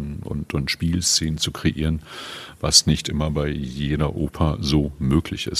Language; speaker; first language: German; native; German